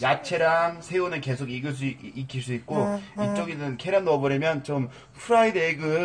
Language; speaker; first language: Korean; non-native, fluent; English